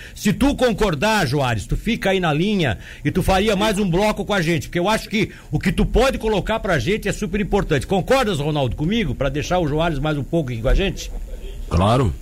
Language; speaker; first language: Portuguese; native; Portuguese